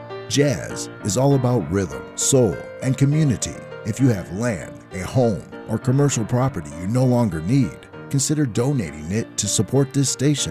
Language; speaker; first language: English; native; English